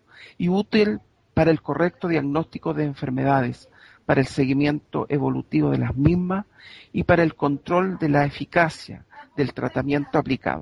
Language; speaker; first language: Spanish; native; Spanish